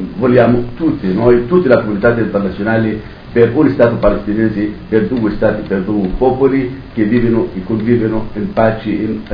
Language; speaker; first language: Italian; non-native, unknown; Arabic